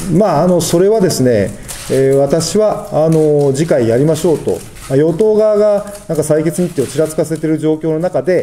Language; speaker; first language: Japanese; native; Japanese